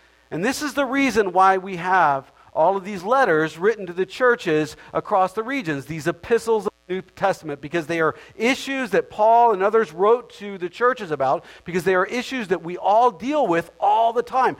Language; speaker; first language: English; native; English